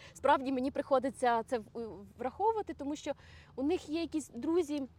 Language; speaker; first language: Ukrainian; native; Ukrainian